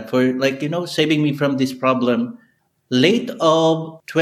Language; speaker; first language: English; non-native, local second language; Bikol